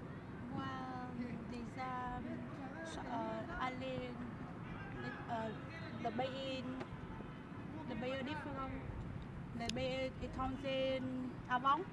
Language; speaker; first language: French; non-native, learner; Vietnamese